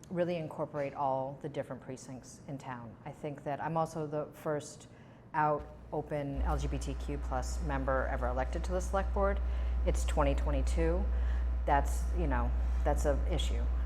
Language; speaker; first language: English; native; English